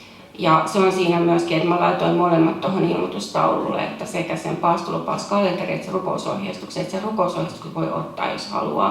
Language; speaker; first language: Finnish; native; Finnish